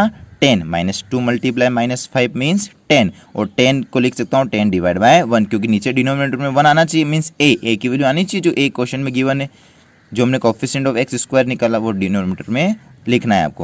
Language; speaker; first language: Hindi; native; Hindi